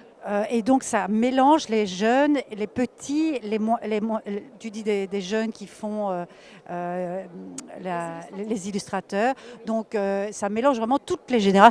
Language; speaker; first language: French; native; French